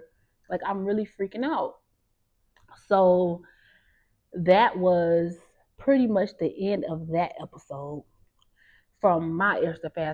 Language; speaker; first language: English; native; English